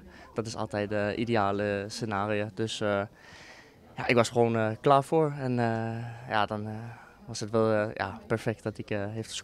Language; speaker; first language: Dutch; non-native, fluent; Danish